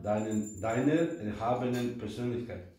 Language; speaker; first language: German; non-native, fluent; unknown